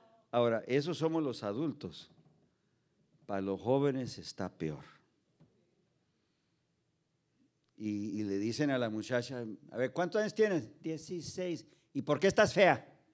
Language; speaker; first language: Spanish; early bilingual, heritage; Spanish